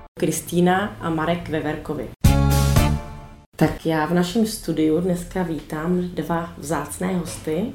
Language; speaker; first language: Czech; early bilingual, heritage; Czech